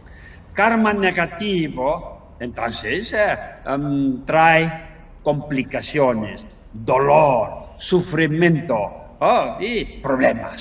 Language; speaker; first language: Spanish; non-native, learner; Tibetan